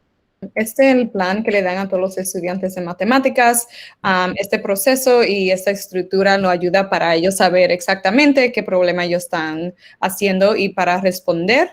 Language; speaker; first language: Spanish; early bilingual, other home language; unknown